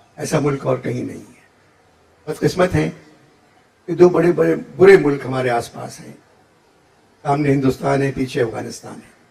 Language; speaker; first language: Urdu; native; Urdu